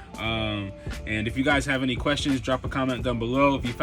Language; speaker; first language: English; native; English